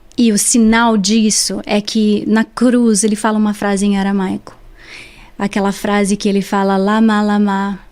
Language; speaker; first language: Portuguese; early bilingual, other home language; English